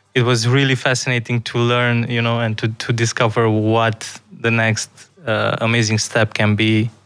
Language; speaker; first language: English; non-native, fluent; Romanian